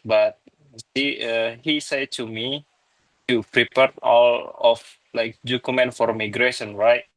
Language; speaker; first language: English; non-native, learner; Indonesian